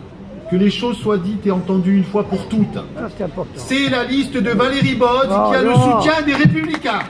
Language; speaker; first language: French; native; French